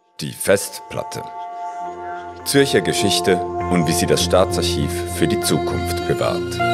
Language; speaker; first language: German; native; German